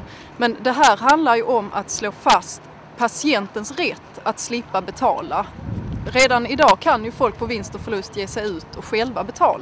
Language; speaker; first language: Swedish; native; Swedish